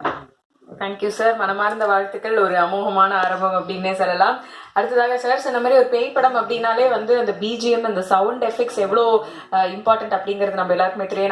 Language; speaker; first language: Tamil; native; Tamil